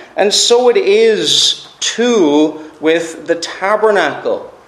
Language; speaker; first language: English; native; English